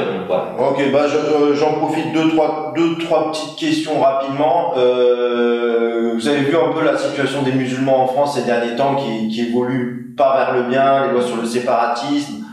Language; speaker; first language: French; native; French